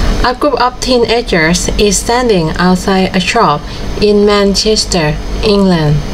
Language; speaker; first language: English; non-native, fluent; Thai